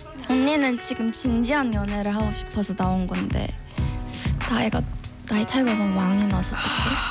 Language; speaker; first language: Korean; non-native, fluent; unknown